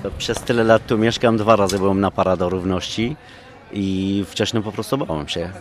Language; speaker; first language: Polish; non-native, fluent; Kurdish